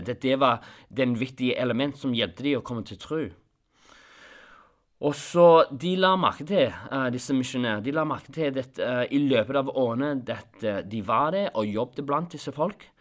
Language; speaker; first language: Norwegian; non-native, fluent; English